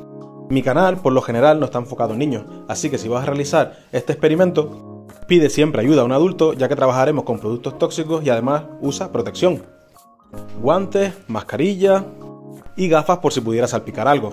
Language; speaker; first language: Spanish; native; Spanish